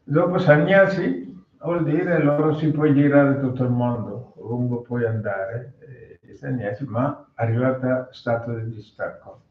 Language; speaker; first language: Italian; non-native, learner; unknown